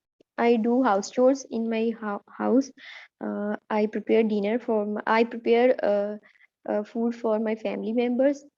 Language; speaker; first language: English; non-native, learner; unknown